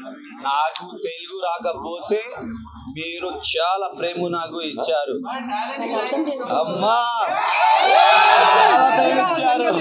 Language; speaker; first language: Telugu; non-native, local second language; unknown